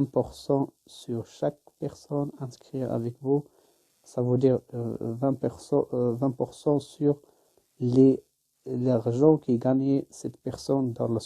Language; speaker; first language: French; non-native, learner; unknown